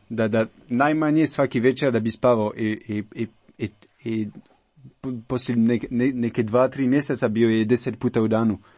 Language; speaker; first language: Croatian; non-native, learner; French